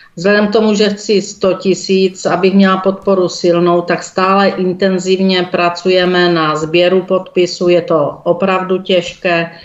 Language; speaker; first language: Czech; native; Czech